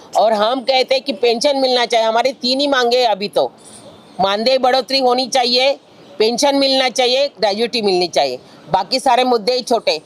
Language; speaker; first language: Hindi; non-native, local second language; Marathi